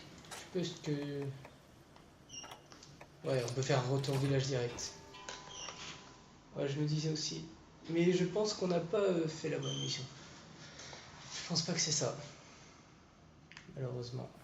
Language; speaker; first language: French; native; French